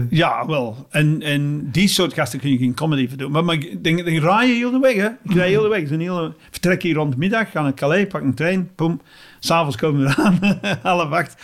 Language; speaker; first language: Dutch; non-native, fluent; English